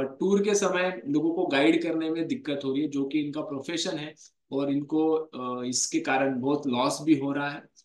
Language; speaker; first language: Hindi; non-native, local second language; Marathi